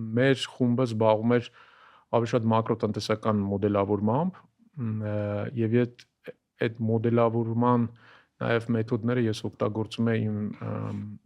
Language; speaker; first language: Armenian; native; Armenian